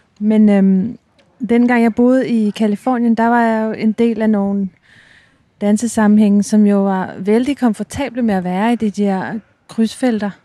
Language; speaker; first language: Danish; native; Danish